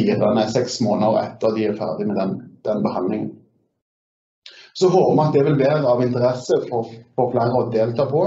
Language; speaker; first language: Norwegian; native; Norwegian